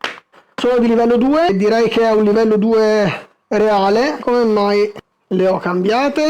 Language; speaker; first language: Italian; native; Italian